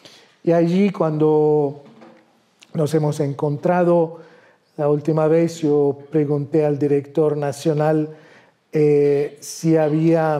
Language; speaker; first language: Spanish; non-native, fluent; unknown